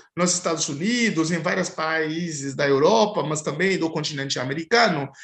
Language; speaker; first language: Portuguese; non-native, fluent; Haitian Creole